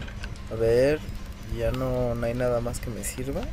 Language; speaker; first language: Spanish; native; Spanish